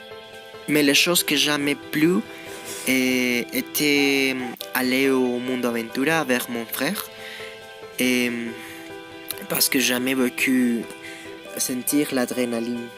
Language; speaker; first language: French; non-native, learner; Spanish